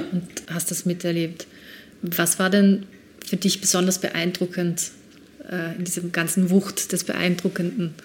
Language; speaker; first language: German; native; German